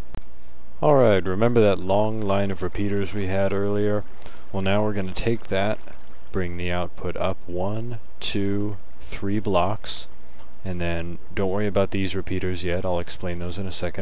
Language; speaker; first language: English; native; English